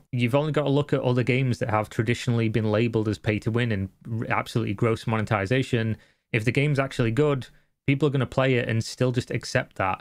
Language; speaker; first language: English; native; English